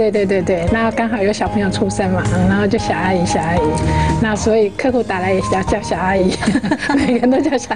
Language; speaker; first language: Chinese; native; Chinese